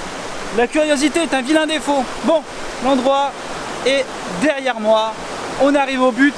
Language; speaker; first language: French; native; French